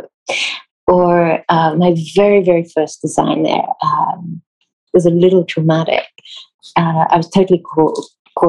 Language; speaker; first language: English; non-native, fluent; Hebrew